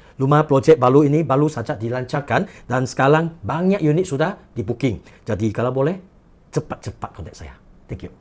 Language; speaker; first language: Malay; non-native, local second language; Chinese